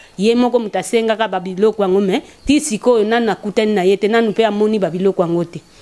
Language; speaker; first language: Lingala; non-native, local second language; Kongo